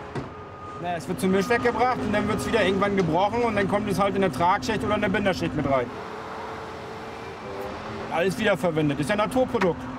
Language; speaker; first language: German; native; German